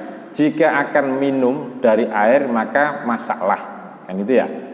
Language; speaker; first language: Indonesian; native; Indonesian